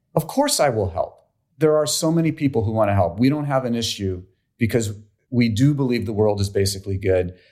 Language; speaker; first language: English; native; English